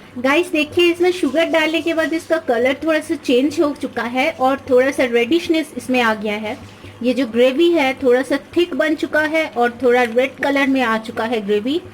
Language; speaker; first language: Hindi; non-native, local second language; Bangla